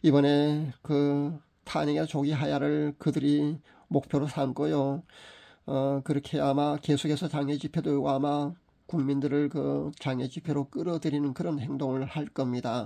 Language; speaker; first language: Korean; native; Korean